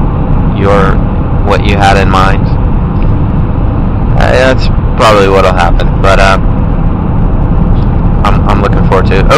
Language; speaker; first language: English; native; English